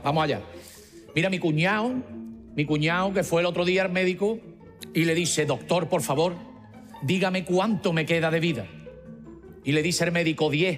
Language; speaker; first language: Spanish; native; Spanish